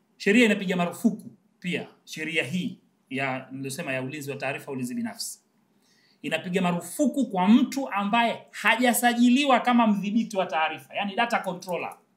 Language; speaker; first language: Swahili; native; Swahili